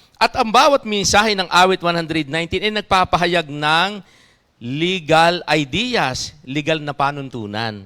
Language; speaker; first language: Filipino; native; Filipino